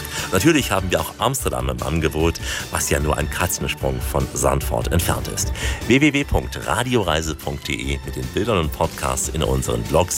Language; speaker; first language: German; native; German